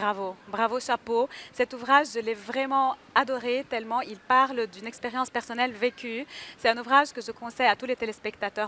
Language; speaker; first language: French; native; French